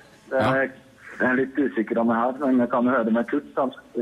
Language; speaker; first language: Norwegian; native; Norwegian